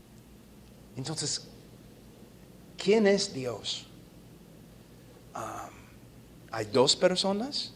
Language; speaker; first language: Spanish; non-native, fluent; English